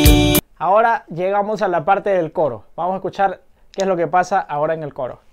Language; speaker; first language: Spanish; native; Spanish